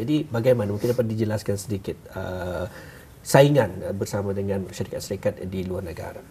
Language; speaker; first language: Malay; native; Malay